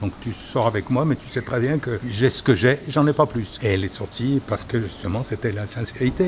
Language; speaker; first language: French; native; French